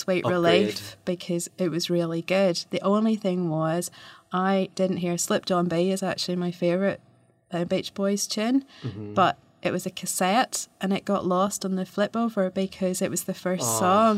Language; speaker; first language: English; native; English